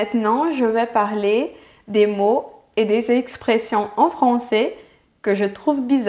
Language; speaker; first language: French; non-native, fluent; Portuguese